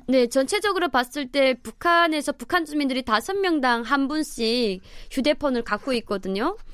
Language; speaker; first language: Korean; native; Korean